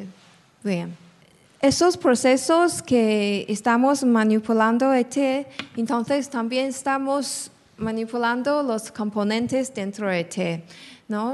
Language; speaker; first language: Spanish; non-native, fluent; Chinese